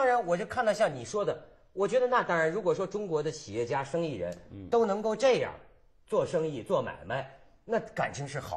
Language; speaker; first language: Chinese; native; Chinese